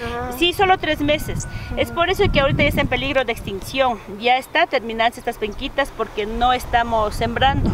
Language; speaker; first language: Spanish; native; Spanish